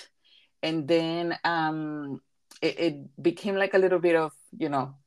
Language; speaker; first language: English; non-native, fluent; Spanish